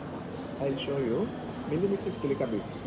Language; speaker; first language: English; non-native, local second language; Tamil